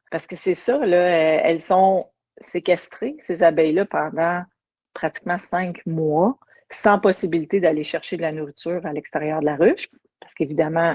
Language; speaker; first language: French; native; French